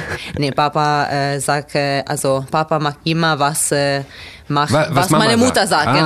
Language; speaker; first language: German; non-native, learner; Italian